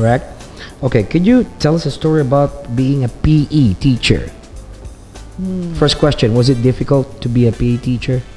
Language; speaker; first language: English; non-native, local second language; Filipino